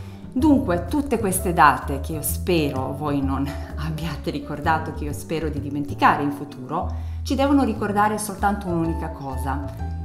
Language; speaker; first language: Italian; non-native, fluent; Serbian